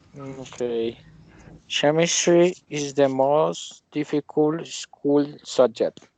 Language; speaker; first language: English; non-native, learner; Spanish